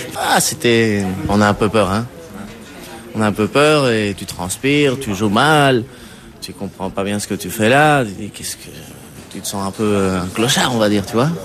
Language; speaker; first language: French; early bilingual, other home language; Spanish